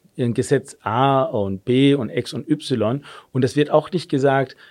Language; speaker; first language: German; non-native, fluent; Danish